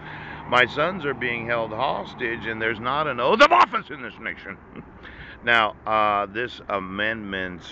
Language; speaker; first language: English; native; English